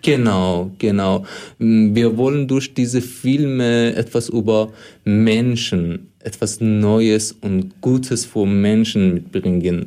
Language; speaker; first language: German; non-native, fluent; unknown